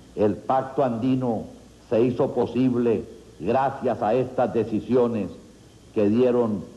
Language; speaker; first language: Spanish; native; Spanish